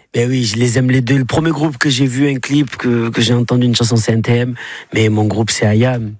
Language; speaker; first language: French; native; French